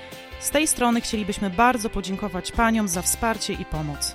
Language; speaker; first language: Polish; native; Polish